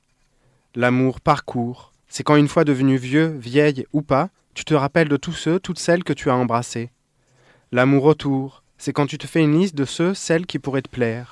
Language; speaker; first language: French; native; French